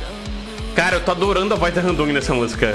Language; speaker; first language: Portuguese; native; Portuguese